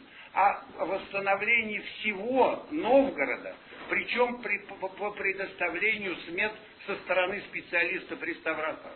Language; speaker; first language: Russian; native; Russian